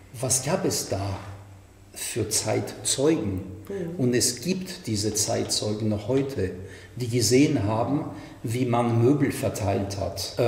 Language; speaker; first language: German; non-native, fluent; French